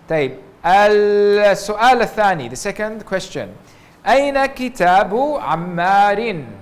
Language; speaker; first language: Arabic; non-native, fluent; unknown